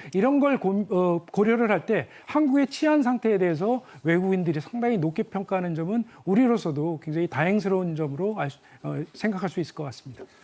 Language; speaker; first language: Korean; native; Korean